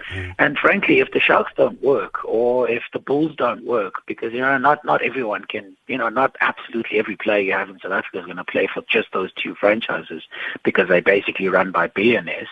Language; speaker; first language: English; non-native, local second language; Xhosa